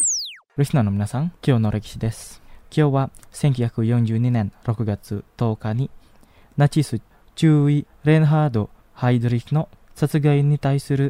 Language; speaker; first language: Japanese; non-native, fluent; Indonesian